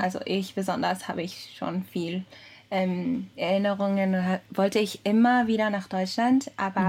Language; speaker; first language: German; early bilingual, other home language; Japanese